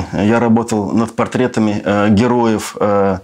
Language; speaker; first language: Russian; native; Russian